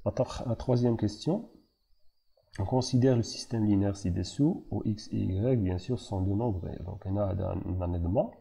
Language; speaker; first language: French; non-native, local second language; Arabic